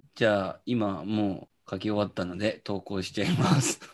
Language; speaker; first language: Japanese; native; Japanese